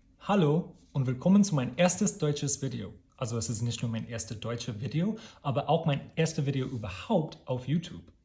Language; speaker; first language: German; non-native, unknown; English